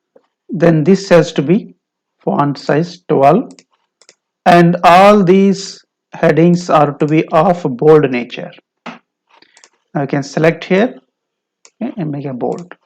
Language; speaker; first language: English; non-native, local second language; Kannada